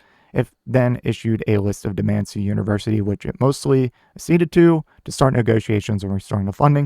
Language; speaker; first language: English; native; English